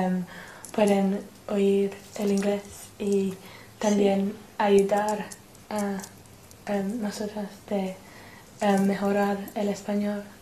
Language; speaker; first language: Spanish; non-native, learner; English